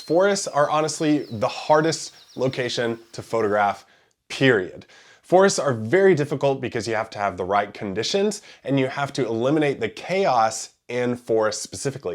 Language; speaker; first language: English; native; English